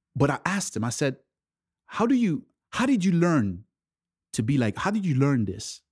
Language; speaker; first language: English; early bilingual, other home language; French